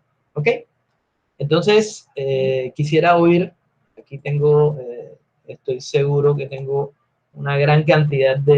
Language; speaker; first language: Spanish; native; Spanish